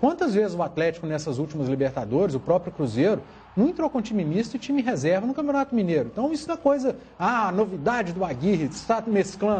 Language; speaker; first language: Portuguese; native; Portuguese